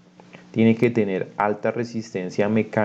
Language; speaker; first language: Spanish; native; Spanish